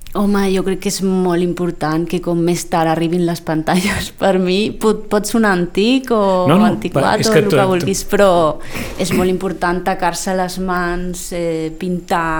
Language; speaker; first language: Catalan; native; Catalan